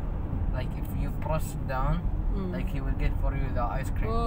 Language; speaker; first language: English; non-native, learner; Arabic